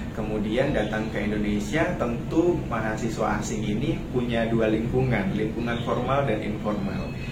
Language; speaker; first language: Indonesian; native; Indonesian